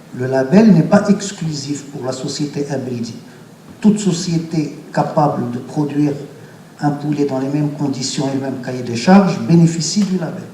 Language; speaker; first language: French; non-native, local second language; Arabic